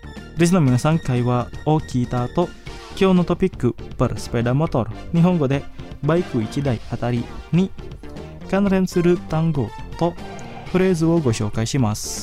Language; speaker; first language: Japanese; non-native, fluent; Indonesian